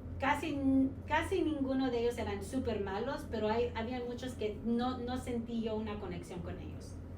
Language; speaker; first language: Spanish; early bilingual, heritage; Spanish